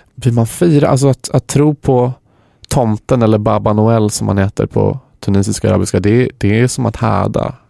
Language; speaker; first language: Swedish; early bilingual, other home language; Arabic